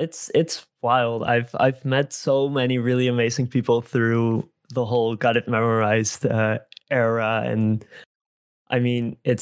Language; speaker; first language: English; non-native, fluent; Dutch